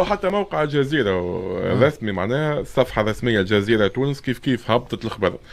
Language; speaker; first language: Arabic; native; Arabic